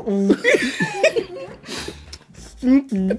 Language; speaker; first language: English; native; English